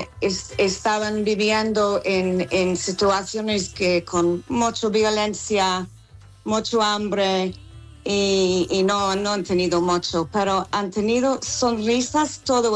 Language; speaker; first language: Spanish; non-native, fluent; English